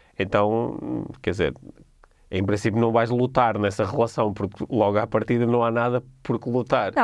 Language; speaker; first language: Portuguese; native; Portuguese